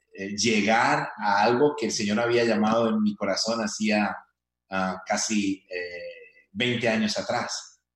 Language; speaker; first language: Spanish; native; Spanish